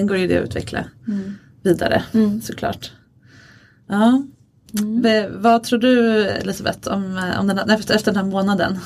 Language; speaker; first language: Swedish; native; Swedish